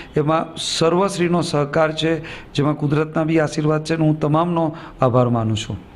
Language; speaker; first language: Gujarati; native; Gujarati